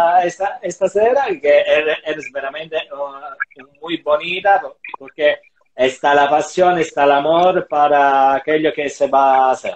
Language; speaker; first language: Spanish; non-native, learner; Italian